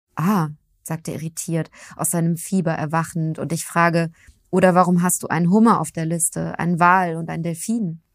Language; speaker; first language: German; early bilingual, other home language; Turkish